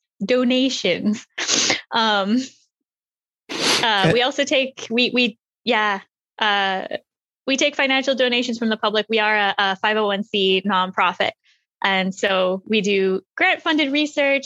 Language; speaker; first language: English; native; English